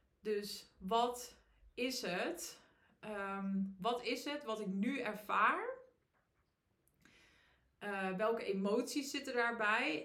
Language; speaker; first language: Dutch; native; Dutch